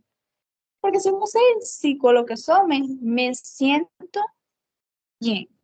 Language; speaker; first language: Portuguese; non-native, fluent; Spanish